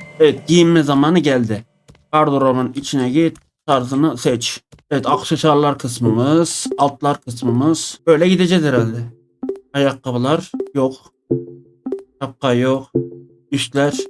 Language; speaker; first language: Turkish; native; Turkish